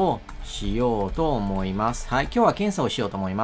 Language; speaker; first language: Japanese; non-native, fluent; Portuguese